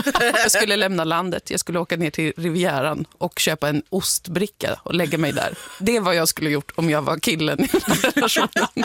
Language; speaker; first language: Swedish; native; Swedish